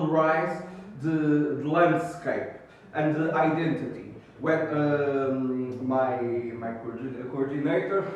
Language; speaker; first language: English; non-native, learner; Portuguese